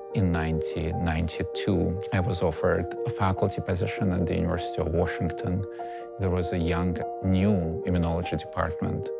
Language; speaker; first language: English; non-native, fluent; Russian